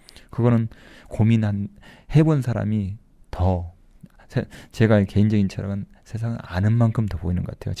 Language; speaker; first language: Korean; native; Korean